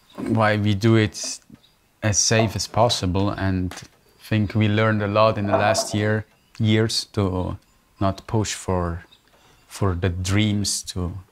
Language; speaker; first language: English; non-native, fluent; Swiss German